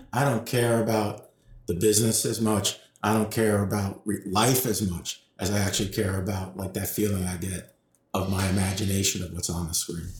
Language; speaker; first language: English; native; English